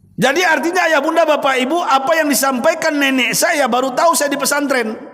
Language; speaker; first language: Indonesian; native; Indonesian